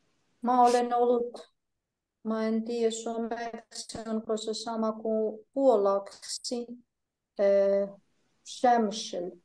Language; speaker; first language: Finnish; non-native, fluent; Polish